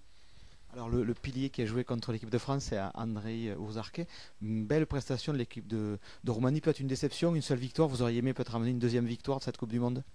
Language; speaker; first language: French; native; French